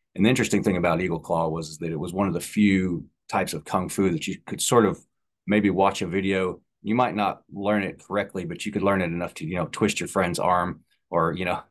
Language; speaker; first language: English; native; English